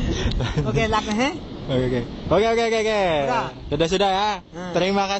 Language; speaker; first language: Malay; non-native, learner; Bangla